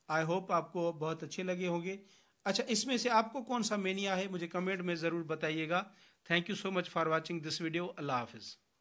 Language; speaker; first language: Urdu; non-native, local second language; Sindhi